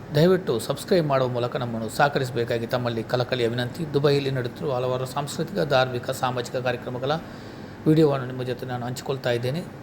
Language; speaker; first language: Kannada; non-native, local second language; Tulu